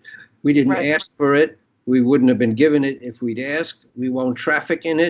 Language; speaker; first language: English; native; English